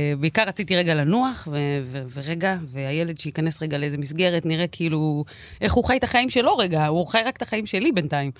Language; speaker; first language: Hebrew; native; Hebrew